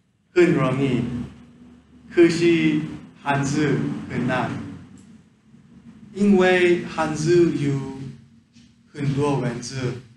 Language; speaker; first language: Chinese; non-native, learner; Korean